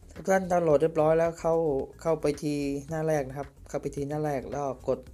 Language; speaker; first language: Thai; non-native, fluent; Khmer